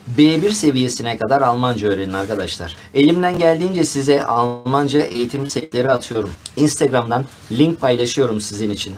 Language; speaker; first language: Turkish; native; Turkish